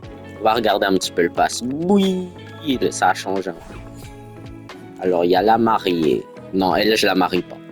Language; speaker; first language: French; native; French